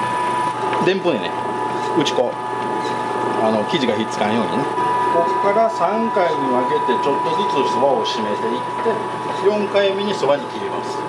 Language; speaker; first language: Japanese; native; Japanese